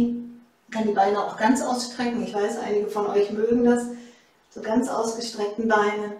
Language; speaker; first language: German; native; German